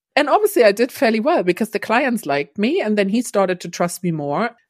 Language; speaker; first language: English; non-native, fluent; German